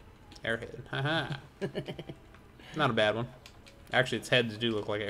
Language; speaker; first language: English; native; English